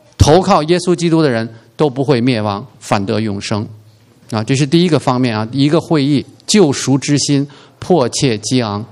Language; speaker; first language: Chinese; native; Chinese